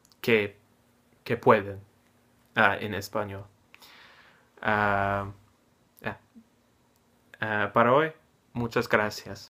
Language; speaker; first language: Spanish; non-native, learner; English